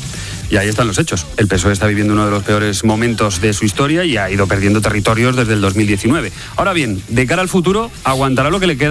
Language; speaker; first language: Spanish; native; Spanish